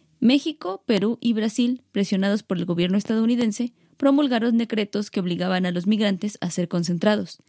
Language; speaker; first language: Spanish; native; Spanish